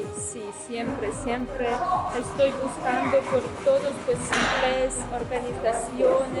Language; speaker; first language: Spanish; non-native, fluent; Ukrainian